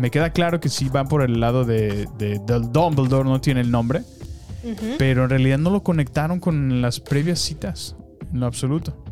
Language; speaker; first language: Spanish; native; Spanish